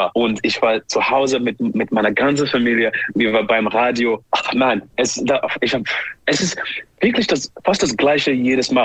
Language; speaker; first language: German; non-native, learner; English